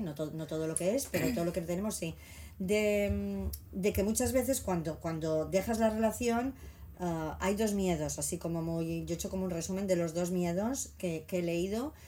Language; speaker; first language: Spanish; native; Spanish